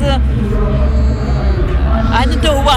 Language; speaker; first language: English; non-native, fluent; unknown